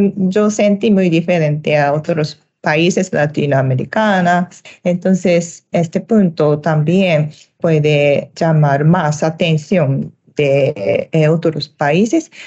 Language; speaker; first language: Spanish; non-native, learner; Japanese